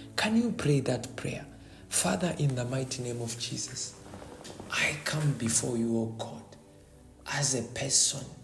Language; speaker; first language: English; non-native, local second language; Swahili